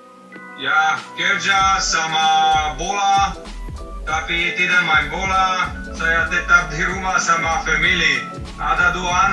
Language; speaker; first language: Indonesian; non-native, learner; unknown